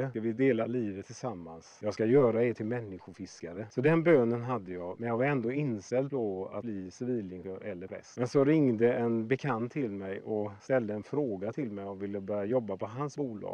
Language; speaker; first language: Swedish; native; Swedish